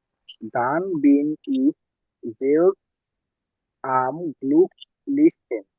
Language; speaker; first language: German; non-native, learner; Bangla